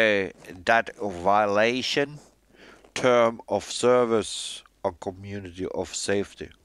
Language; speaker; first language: English; non-native, fluent; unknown